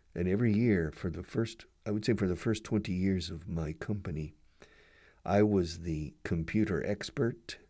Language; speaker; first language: English; native; English